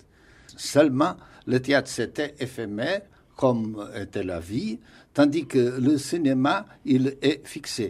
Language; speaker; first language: French; non-native, fluent; Portuguese